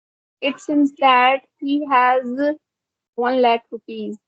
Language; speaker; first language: English; non-native, local second language; Hindi